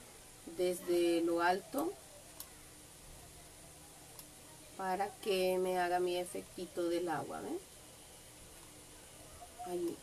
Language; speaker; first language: Spanish; native; Spanish